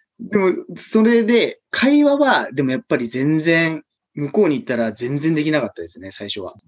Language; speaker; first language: Japanese; native; Japanese